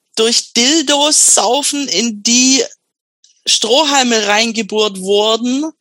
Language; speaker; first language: German; native; German